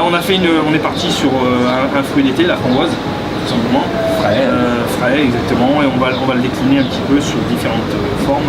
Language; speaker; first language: French; native; French